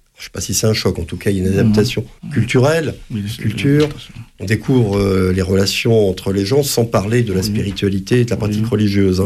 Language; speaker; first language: French; native; French